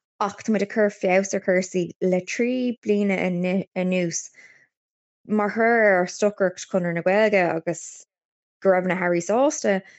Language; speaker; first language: Irish; non-native, local second language; English